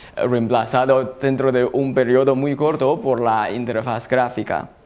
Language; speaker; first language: Spanish; non-native, fluent; Chinese